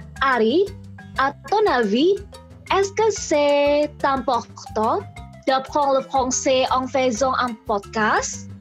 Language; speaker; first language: French; non-native, learner; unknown